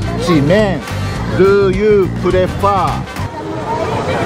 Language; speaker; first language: English; non-native, learner; Japanese